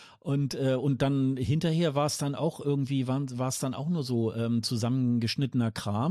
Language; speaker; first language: German; native; German